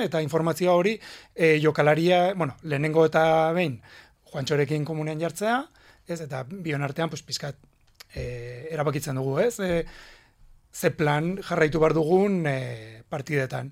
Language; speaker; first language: Basque; non-native, local second language; Spanish